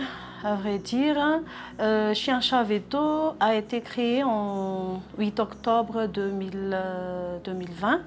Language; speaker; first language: French; non-native, local second language; Malagasy